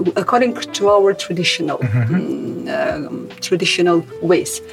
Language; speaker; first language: English; non-native, fluent; Armenian